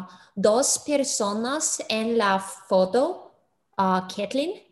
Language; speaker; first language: Spanish; non-native, learner; English